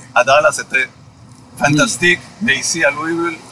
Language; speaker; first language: French; non-native, fluent; Spanish